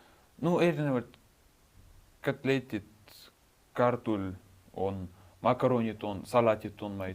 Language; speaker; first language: Estonian; non-native, local second language; Russian